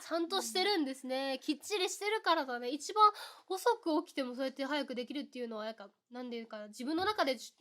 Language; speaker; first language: Japanese; native; Japanese